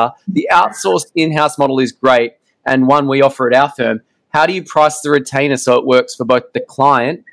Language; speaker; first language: English; native; English